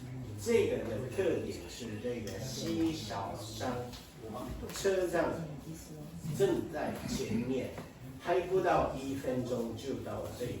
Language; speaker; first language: Chinese; non-native, fluent; Japanese